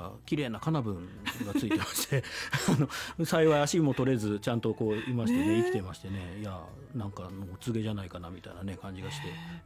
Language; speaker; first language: Japanese; native; Japanese